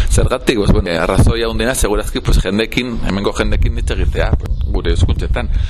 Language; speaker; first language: Basque; non-native, local second language; Spanish